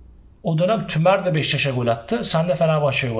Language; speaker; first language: Turkish; native; Turkish